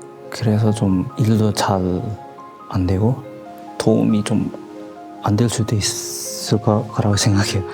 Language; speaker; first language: Korean; non-native, learner; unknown